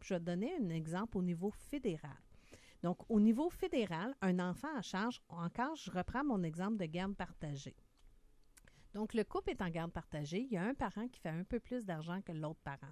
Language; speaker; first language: French; native; French